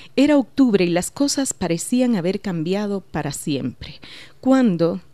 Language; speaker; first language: Spanish; native; Spanish